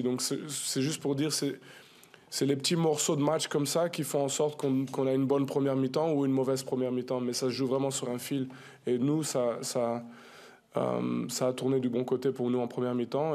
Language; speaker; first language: French; native; French